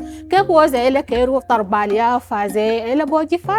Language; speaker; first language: Portuguese; non-native, learner; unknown